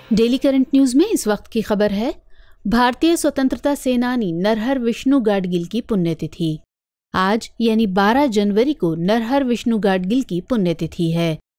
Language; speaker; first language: Hindi; native; Hindi